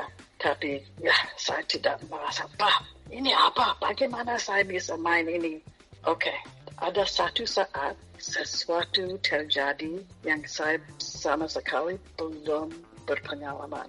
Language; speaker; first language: Indonesian; non-native, fluent; English